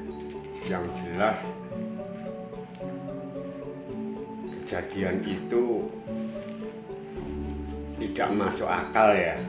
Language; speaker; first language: Indonesian; non-native, local second language; Javanese